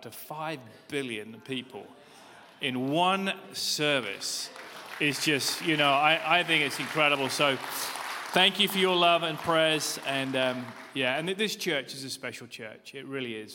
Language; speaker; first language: English; native; English